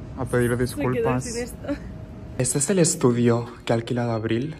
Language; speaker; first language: Spanish; native; Spanish